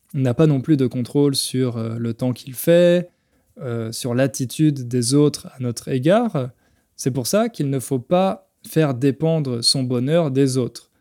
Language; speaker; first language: French; native; French